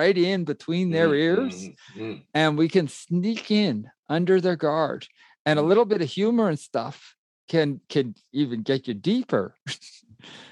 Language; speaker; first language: English; native; English